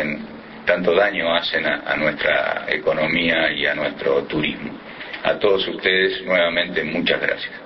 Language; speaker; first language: Spanish; native; Spanish